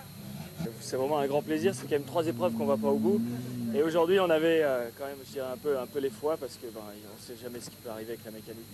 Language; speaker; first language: French; native; French